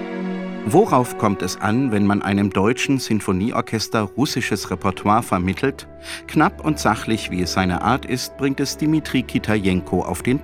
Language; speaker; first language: German; native; German